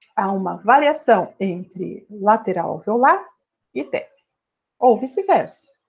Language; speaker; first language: Portuguese; native; Portuguese